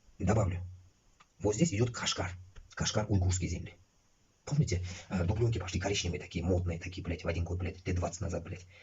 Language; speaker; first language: Russian; non-native, local second language; Uzbek